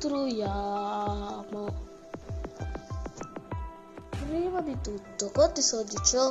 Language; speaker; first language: Italian; early bilingual, other home language; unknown